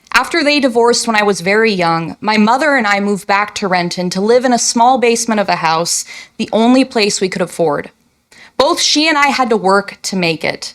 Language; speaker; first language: English; native; English